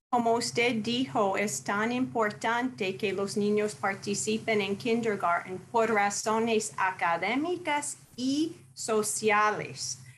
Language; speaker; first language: Spanish; non-native, fluent; English